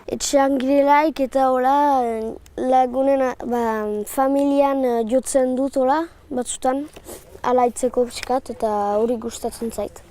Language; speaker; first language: Basque; non-native, local second language; French